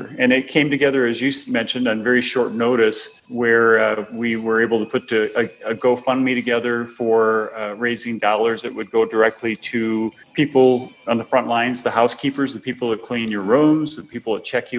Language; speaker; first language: English; native; English